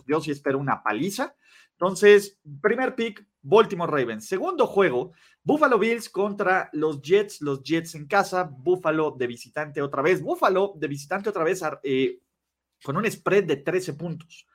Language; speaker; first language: Spanish; native; Spanish